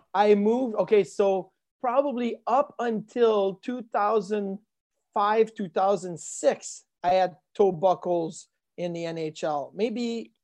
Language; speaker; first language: English; native; English